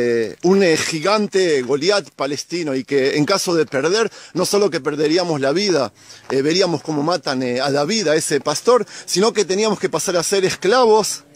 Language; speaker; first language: Spanish; native; Spanish